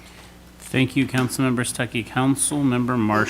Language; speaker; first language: English; native; English